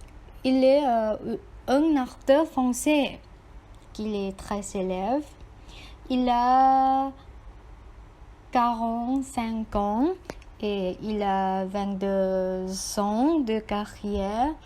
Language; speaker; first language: French; non-native, learner; Thai